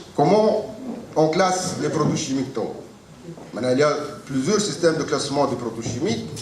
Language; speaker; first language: French; non-native, local second language; Arabic